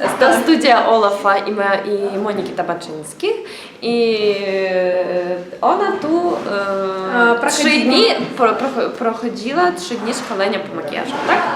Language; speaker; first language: Polish; non-native, learner; Ukrainian